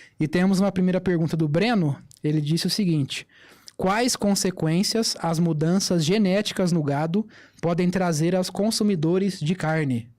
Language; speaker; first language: Portuguese; native; Portuguese